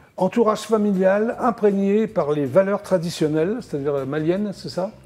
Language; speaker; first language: French; native; French